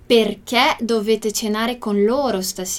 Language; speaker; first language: Italian; non-native, fluent; Portuguese